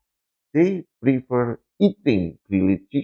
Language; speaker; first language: English; non-native, learner; Indonesian